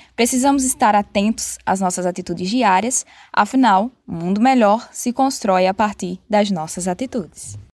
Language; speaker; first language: Portuguese; native; Portuguese